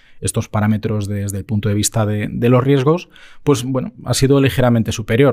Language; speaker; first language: Spanish; native; Spanish